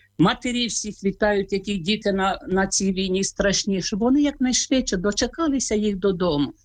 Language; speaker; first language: Ukrainian; native; Ukrainian